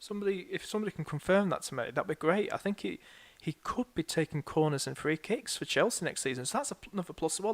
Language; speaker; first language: English; native; English